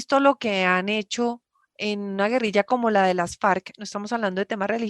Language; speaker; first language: Spanish; native; Spanish